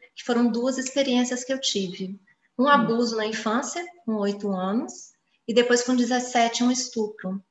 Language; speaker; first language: Portuguese; native; Portuguese